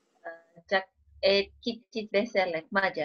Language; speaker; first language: Hungarian; non-native, learner; Indonesian